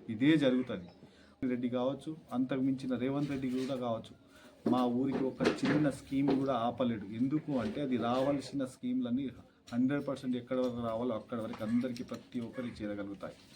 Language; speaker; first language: Telugu; non-native, local second language; Lambadi